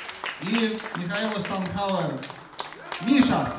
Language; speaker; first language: Russian; native; Russian